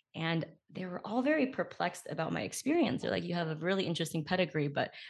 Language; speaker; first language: English; native; English